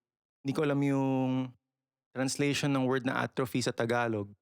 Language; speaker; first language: Filipino; native; Filipino